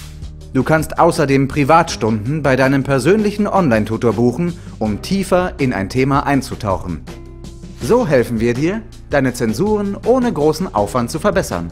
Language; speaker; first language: German; native; German